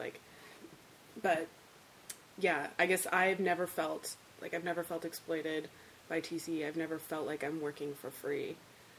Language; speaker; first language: English; native; English